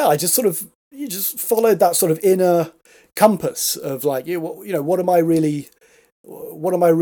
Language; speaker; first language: English; native; English